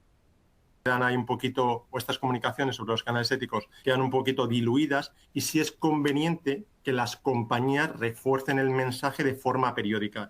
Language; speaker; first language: Spanish; native; Spanish